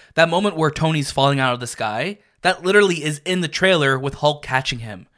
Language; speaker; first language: English; native; English